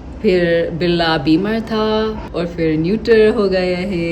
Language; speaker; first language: Hindi; non-native, learner; English